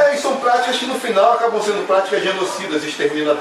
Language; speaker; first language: Portuguese; native; Portuguese